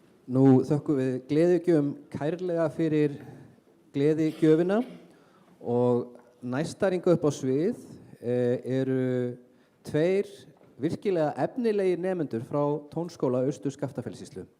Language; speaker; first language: Icelandic; native; Icelandic